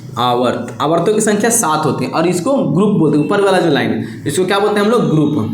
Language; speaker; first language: Hindi; native; Hindi